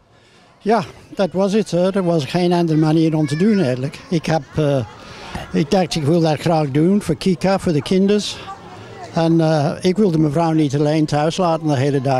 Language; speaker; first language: Dutch; non-native, fluent; English